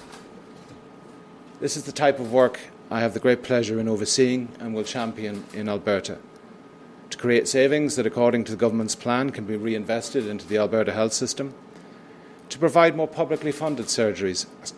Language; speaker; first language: English; native; English